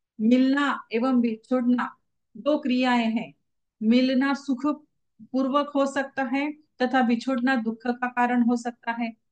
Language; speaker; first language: Hindi; non-native, local second language; Marathi